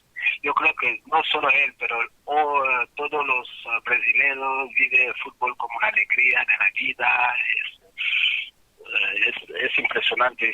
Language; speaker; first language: Spanish; non-native, fluent; French